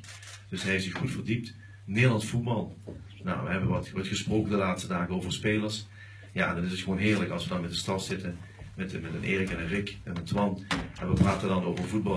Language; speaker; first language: Dutch; native; Dutch